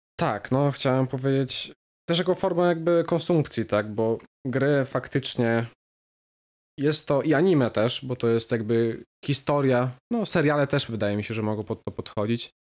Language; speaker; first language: Polish; native; Polish